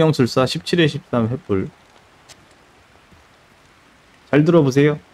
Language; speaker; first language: Korean; native; Korean